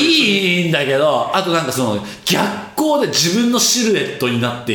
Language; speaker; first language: Japanese; native; Japanese